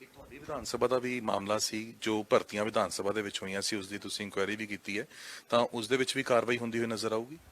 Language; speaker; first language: Punjabi; native; Punjabi